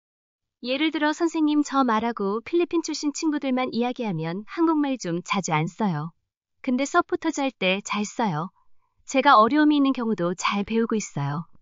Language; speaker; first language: Korean; non-native, learner; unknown